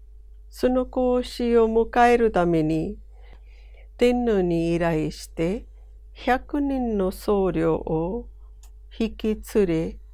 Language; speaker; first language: Japanese; non-native, fluent; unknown